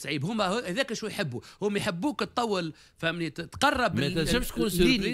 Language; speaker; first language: Arabic; native; Arabic